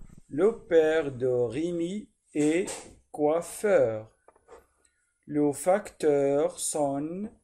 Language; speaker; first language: French; non-native, fluent; Arabic